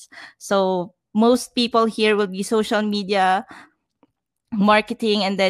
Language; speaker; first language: English; non-native, local second language; Filipino